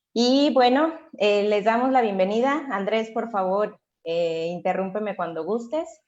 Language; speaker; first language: Spanish; native; Spanish